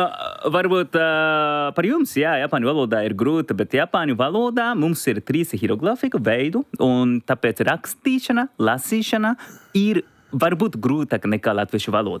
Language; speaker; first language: Latvian; non-native, learner; Japanese